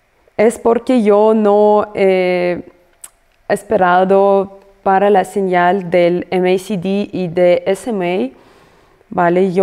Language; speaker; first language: Spanish; non-native, fluent; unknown